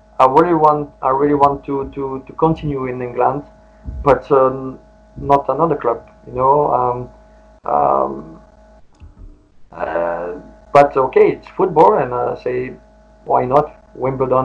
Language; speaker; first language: English; non-native, learner; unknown